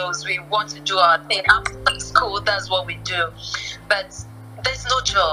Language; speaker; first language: English; non-native, local second language; Yoruba